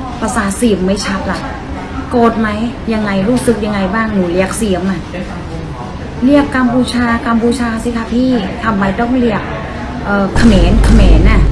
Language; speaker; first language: Thai; non-native, fluent; Khmer